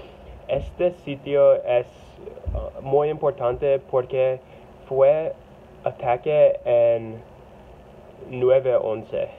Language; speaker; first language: Spanish; non-native, learner; English